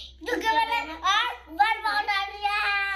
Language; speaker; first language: Hindi; native; Hindi